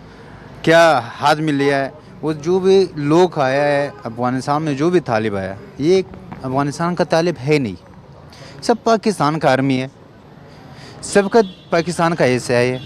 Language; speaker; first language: Hindi; non-native, learner; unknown